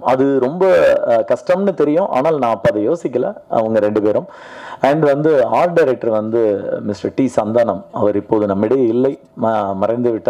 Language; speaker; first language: Tamil; native; Tamil